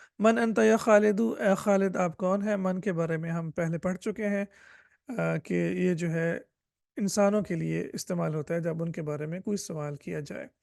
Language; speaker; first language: Urdu; native; Urdu